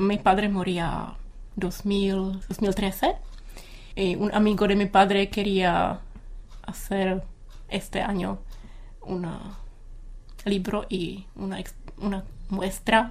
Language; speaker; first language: Spanish; non-native, learner; Czech